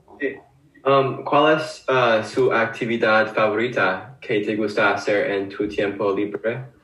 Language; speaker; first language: Spanish; non-native, learner; English